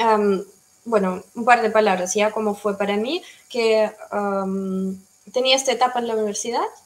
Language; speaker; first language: Spanish; non-native, fluent; Russian